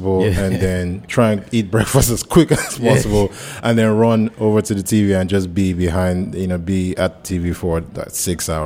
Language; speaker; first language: English; non-native, local second language; Yoruba